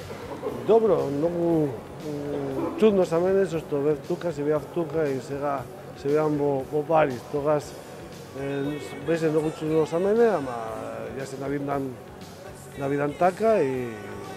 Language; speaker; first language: Macedonian; non-native, learner; Spanish